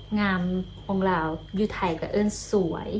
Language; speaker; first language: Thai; non-native, learner; Lao